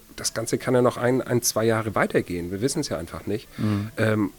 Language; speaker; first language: German; native; German